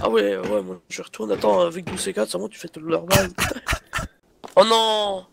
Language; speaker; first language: French; native; French